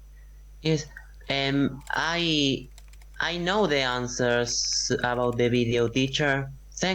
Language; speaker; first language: English; non-native, learner; Spanish